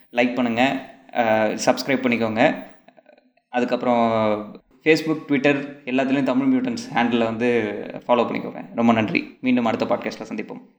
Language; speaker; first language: Tamil; native; Tamil